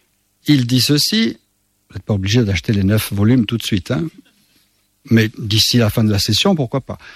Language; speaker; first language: French; native; French